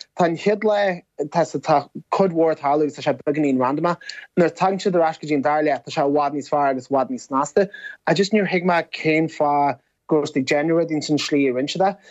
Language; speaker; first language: Irish; native; Irish